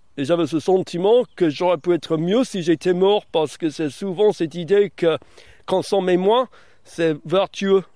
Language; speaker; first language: French; early bilingual, other home language; English